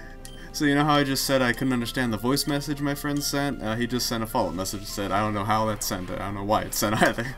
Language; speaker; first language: English; native; English